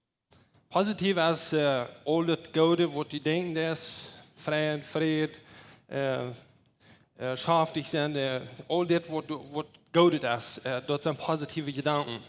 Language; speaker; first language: German; non-native, learner; Plautdietsch